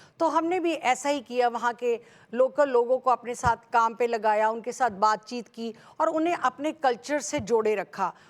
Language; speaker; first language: Hindi; native; Hindi